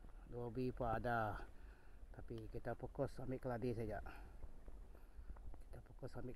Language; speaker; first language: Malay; non-native, local second language; Iban